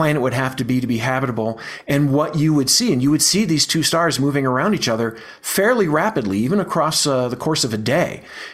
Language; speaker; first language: English; native; English